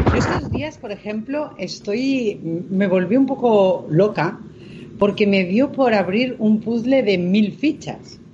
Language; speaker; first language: Spanish; non-native, local second language; Catalan